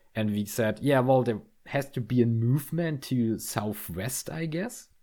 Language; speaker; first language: English; non-native, fluent; German